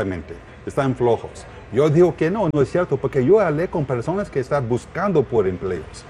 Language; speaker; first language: Spanish; non-native, learner; English